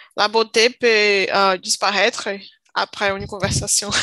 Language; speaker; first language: French; non-native, learner; Portuguese